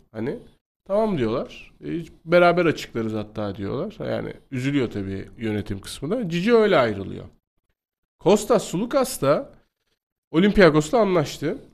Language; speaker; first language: Turkish; native; Turkish